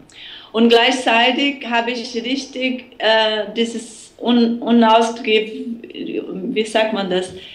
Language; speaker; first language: German; non-native, fluent; Portuguese